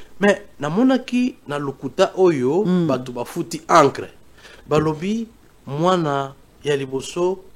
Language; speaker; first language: Lingala; non-native, local second language; Luba-Lulua